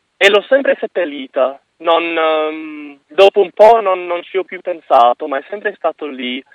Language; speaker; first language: Italian; non-native, fluent; English